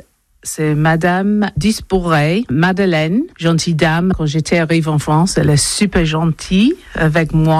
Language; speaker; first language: French; non-native, local second language; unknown